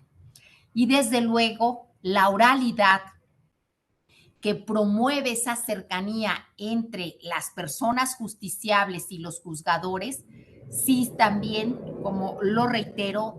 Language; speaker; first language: Spanish; native; Spanish